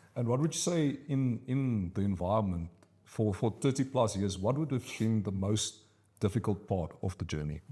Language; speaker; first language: English; non-native, local second language; Afrikaans